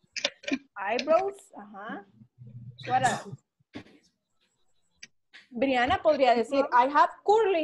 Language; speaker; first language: English; non-native, learner; Spanish